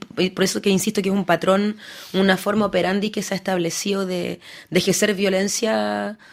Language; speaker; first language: Spanish; early bilingual, heritage; French